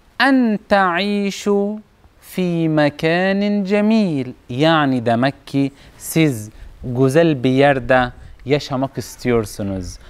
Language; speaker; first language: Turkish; non-native, learner; Arabic